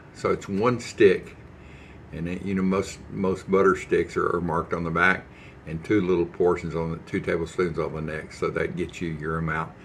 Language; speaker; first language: English; native; English